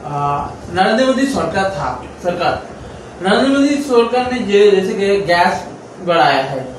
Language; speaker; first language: Hindi; non-native, local second language; Bangla